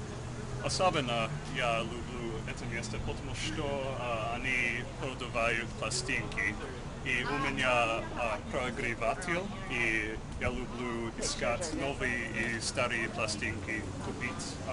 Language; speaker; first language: Russian; non-native, learner; English